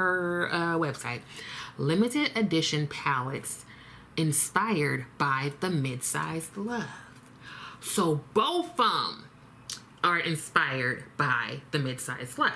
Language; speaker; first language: English; native; English